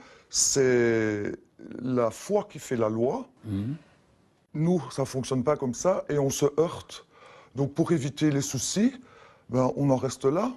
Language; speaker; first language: French; native; French